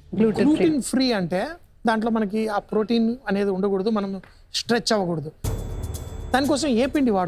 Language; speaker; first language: Telugu; native; Telugu